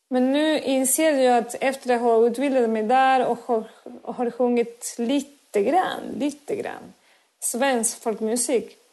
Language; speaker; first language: Swedish; non-native, fluent; Spanish